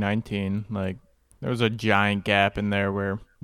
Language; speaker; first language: English; native; English